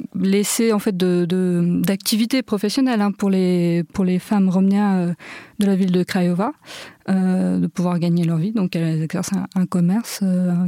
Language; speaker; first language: French; early bilingual, other home language; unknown